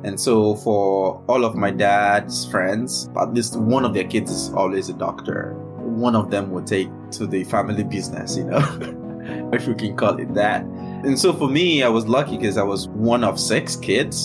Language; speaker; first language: English; non-native, local second language; Yoruba